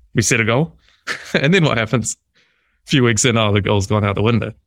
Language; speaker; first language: English; native; English